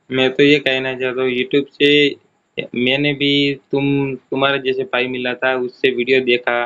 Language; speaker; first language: Hindi; non-native, local second language; Gujarati